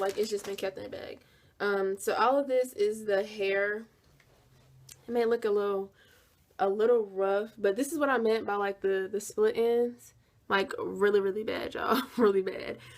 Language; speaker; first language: English; native; English